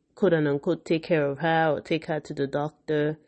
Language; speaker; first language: English; non-native, local second language; Yoruba